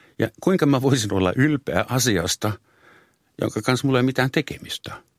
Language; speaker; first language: Finnish; non-native, fluent; German